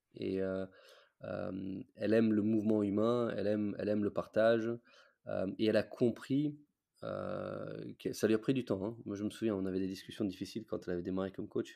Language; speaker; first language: French; non-native, fluent; English